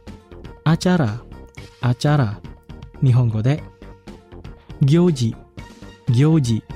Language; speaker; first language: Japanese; non-native, fluent; Indonesian